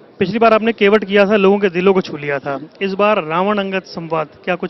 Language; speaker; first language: Hindi; native; Hindi